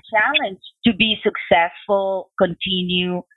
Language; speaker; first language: English; non-native, fluent; Spanish